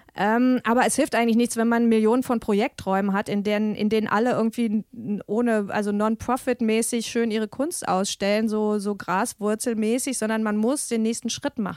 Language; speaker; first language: German; native; German